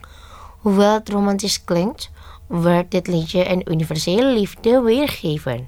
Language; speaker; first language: Dutch; non-native, fluent; Indonesian